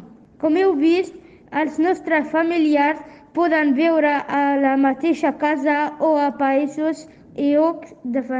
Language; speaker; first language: Catalan; non-native, learner; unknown